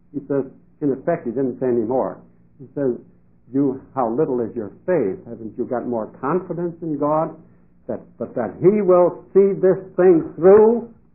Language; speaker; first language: English; non-native, fluent; Dutch